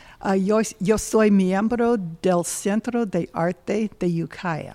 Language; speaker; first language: Spanish; non-native, learner; English